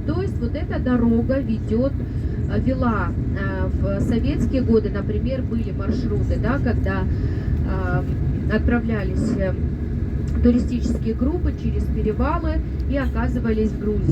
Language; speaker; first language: Russian; native; Russian